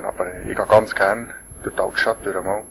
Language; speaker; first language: German; native; German